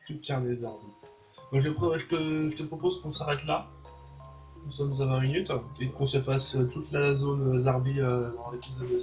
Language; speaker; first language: French; native; French